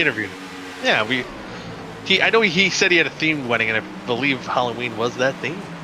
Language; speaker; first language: English; native; English